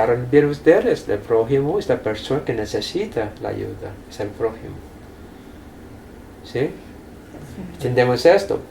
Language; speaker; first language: Spanish; non-native, fluent; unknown